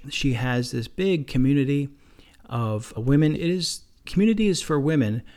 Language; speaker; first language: English; native; English